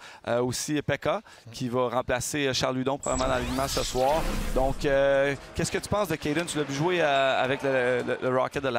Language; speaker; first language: French; native; French